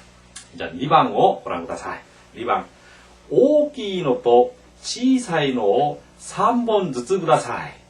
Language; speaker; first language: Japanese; non-native, fluent; Korean